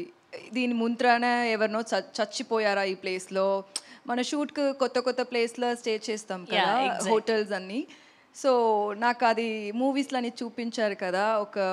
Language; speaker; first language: Telugu; non-native, learner; Tamil